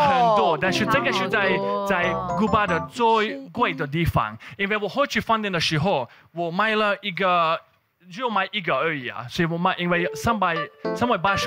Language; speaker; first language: Chinese; non-native, fluent; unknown